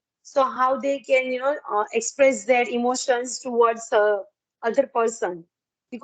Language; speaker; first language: English; non-native, learner; Gujarati